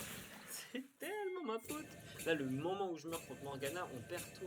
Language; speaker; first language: French; native; French